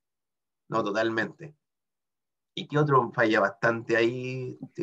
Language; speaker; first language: Spanish; native; Spanish